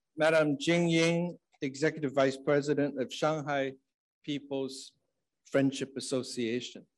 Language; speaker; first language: English; non-native, fluent; Chinese